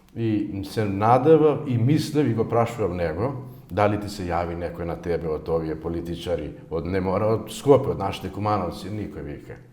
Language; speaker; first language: Macedonian; native; Macedonian